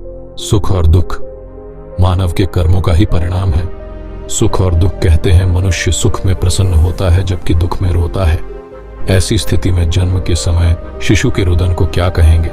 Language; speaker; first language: Hindi; native; Hindi